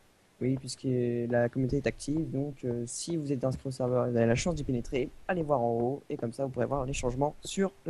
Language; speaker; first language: French; native; French